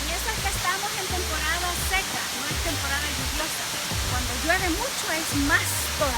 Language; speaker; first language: Spanish; native; Spanish